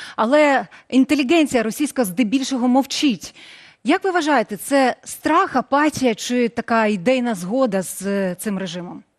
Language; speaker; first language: Ukrainian; native; Ukrainian